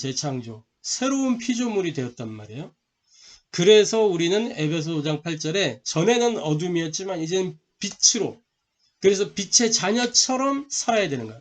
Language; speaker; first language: Korean; native; Korean